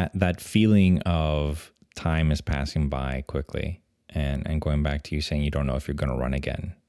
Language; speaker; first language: English; early bilingual, other home language; French